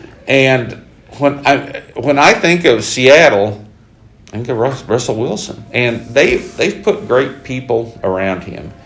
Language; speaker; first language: English; native; English